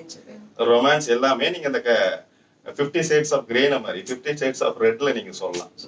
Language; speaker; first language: Tamil; native; Tamil